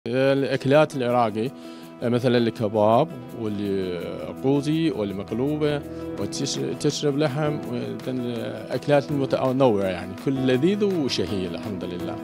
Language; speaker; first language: Arabic; non-native, fluent; Chinese